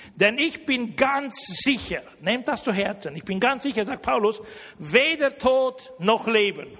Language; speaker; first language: German; early bilingual, heritage; Romanian